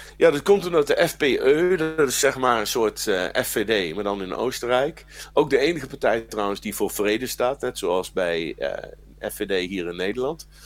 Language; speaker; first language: Dutch; native; Dutch